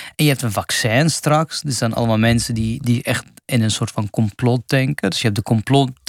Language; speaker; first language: Dutch; non-native, fluent; Arabic